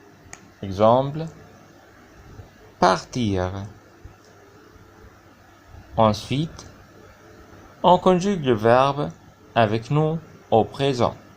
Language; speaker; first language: French; non-native, fluent; Arabic